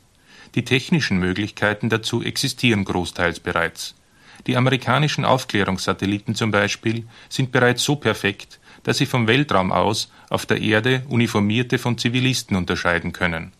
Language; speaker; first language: German; native; German